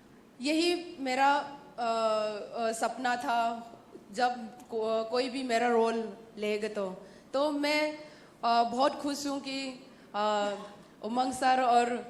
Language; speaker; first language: Hindi; non-native, local second language; Manipuri